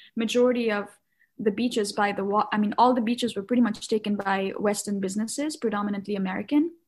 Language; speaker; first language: English; non-native, local second language; Nepali